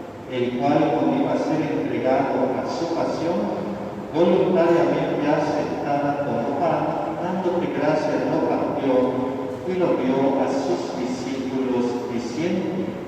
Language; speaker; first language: Spanish; native; Spanish